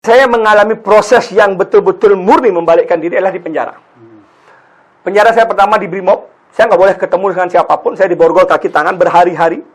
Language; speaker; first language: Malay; non-native, local second language; Balinese